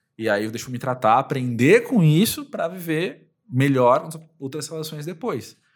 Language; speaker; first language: Portuguese; native; Portuguese